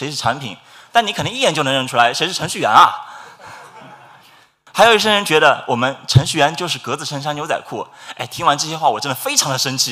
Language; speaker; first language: Chinese; native; Chinese